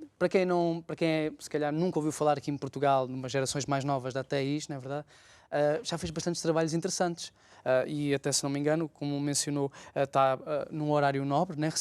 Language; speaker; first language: Portuguese; native; Portuguese